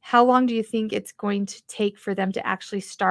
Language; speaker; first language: English; native; English